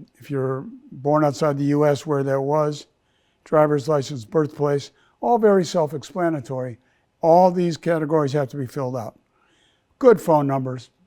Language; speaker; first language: English; native; English